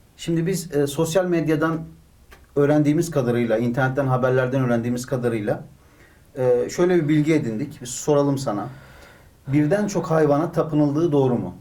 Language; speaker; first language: Turkish; native; Turkish